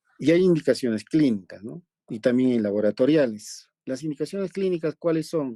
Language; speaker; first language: Spanish; native; Spanish